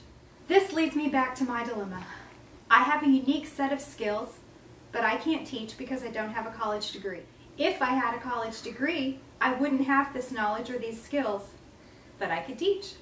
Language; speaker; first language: English; native; English